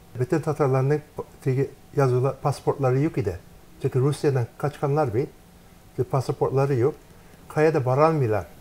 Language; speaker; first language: Tatar; early bilingual, heritage; Tatar